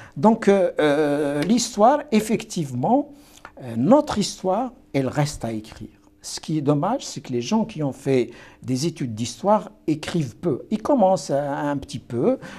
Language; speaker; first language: French; non-native, local second language; Kabyle